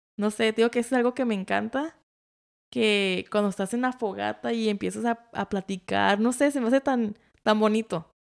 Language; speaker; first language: Spanish; early bilingual, heritage; Spanish